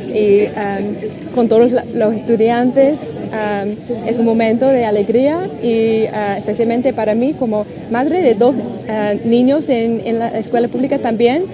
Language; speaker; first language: Spanish; non-native, learner; English